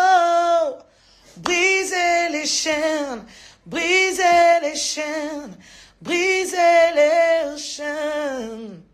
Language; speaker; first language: French; non-native, local second language; Lingala